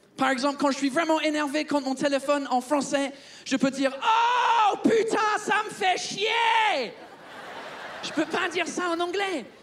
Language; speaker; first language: French; early bilingual, other home language; English